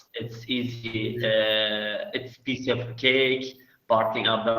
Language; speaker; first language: English; non-native, learner; Arabic